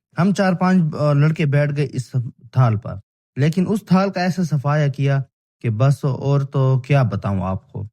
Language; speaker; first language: Urdu; non-native, local second language; Pashto